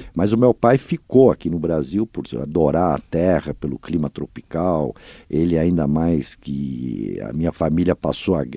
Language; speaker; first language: Portuguese; early bilingual, other home language; Dutch